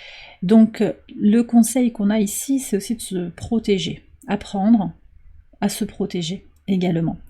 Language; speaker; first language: French; native; French